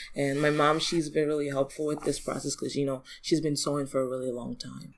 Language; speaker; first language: English; early bilingual, other home language; Yoruba